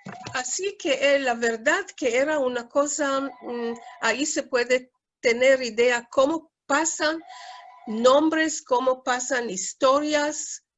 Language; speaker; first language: Spanish; non-native, fluent; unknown